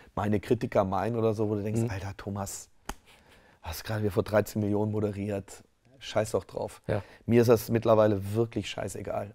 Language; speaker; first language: German; native; German